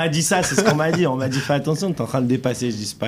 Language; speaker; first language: French; native; French